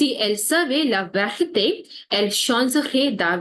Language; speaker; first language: French; non-native, fluent; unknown